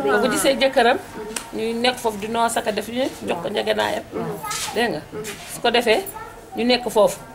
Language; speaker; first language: Wolof; non-native, local second language; Fula